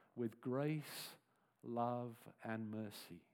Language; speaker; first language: English; native; English